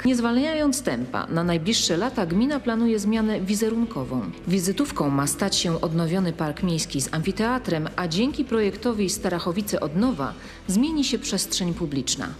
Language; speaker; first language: Polish; native; Polish